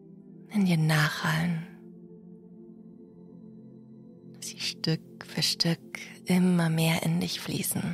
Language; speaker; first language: German; native; German